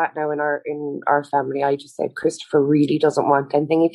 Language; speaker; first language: English; native; English